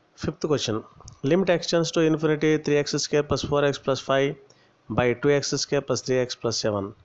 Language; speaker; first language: English; non-native, local second language; Telugu